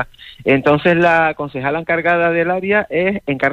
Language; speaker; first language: Spanish; native; Spanish